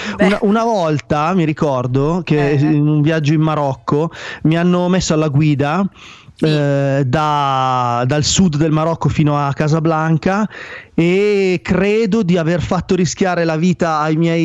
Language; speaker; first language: Italian; native; Italian